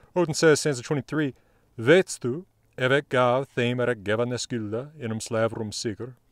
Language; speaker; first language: English; native; English